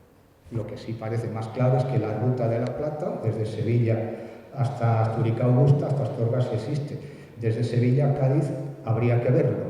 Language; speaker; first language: Spanish; native; Spanish